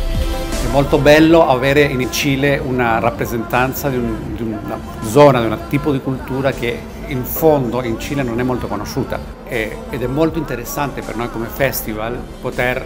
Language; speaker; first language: Italian; non-native, fluent; Spanish